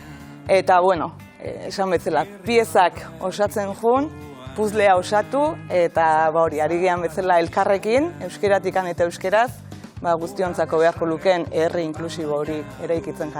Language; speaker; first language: Basque; native; Basque